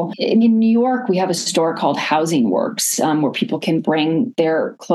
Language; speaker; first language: English; native; English